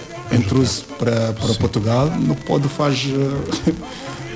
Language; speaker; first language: Portuguese; non-native, learner; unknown